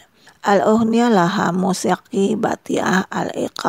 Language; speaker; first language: Arabic; non-native, fluent; Indonesian